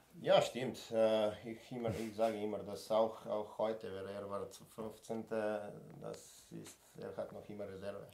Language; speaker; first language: German; non-native, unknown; Slovenian